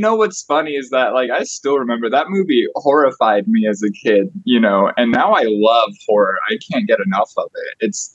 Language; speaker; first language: English; native; English